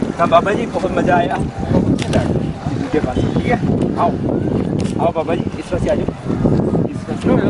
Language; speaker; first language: Hindi; non-native, local second language; Punjabi